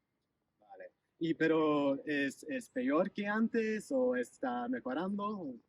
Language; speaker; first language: Spanish; non-native, fluent; English